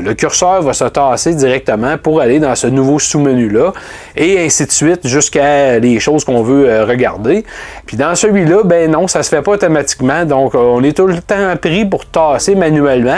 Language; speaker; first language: French; native; French